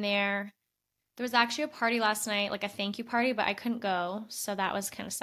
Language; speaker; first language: English; native; English